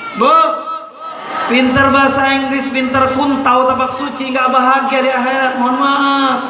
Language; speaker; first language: Indonesian; non-native, local second language; Malay